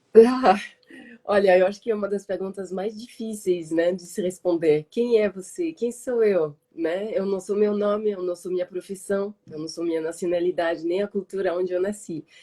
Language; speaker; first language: Portuguese; non-native, fluent; French